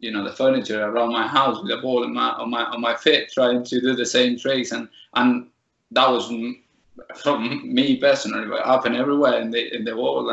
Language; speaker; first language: English; non-native, fluent; Spanish